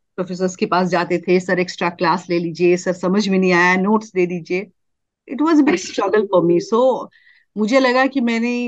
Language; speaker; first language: Hindi; native; Hindi